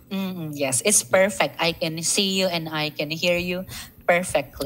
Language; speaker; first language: English; non-native, local second language; Filipino